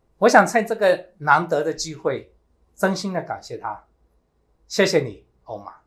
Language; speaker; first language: Chinese; early bilingual, heritage; Chinese